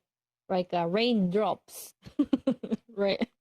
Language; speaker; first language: English; non-native, learner; Japanese